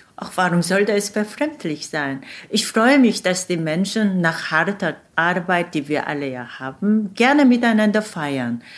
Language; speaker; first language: German; non-native, fluent; Korean